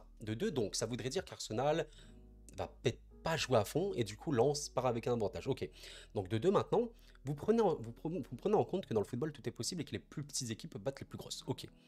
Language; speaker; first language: French; native; French